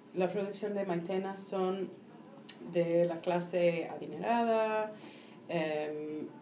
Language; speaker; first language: Spanish; non-native, fluent; English